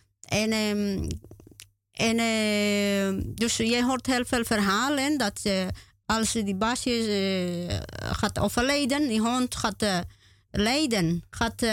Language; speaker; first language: Dutch; non-native, learner; Spanish